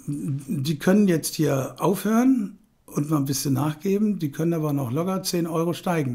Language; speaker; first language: German; native; German